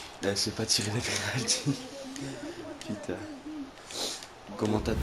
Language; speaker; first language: French; native; French